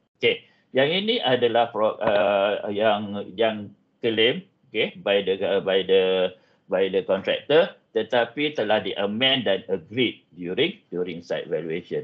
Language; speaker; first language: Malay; native; Malay